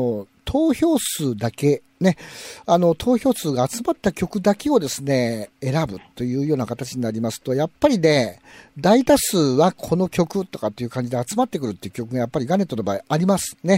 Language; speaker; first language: Japanese; native; Japanese